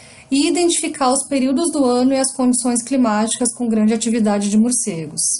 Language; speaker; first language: Portuguese; native; Portuguese